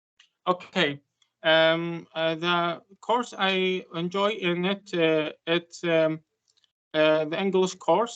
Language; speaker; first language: English; non-native, learner; Arabic